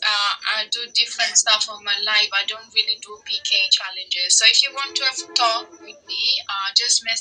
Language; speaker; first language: English; non-native, fluent; Italian